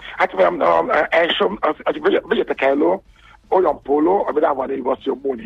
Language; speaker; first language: Hungarian; non-native, learner; Yoruba